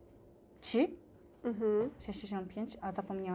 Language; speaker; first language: Polish; non-native, learner; Japanese